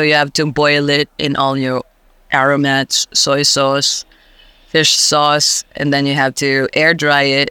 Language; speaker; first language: English; non-native, local second language; Hiligaynon